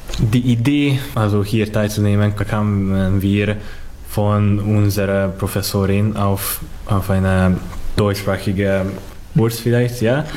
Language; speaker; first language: German; non-native, fluent; Hungarian